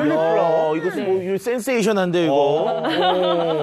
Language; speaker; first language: Korean; native; Korean